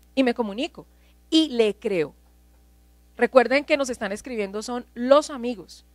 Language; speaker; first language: Spanish; native; Spanish